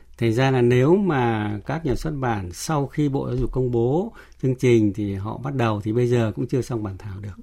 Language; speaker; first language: Vietnamese; native; Vietnamese